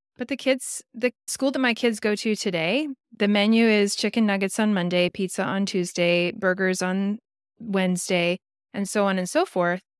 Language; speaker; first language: English; native; English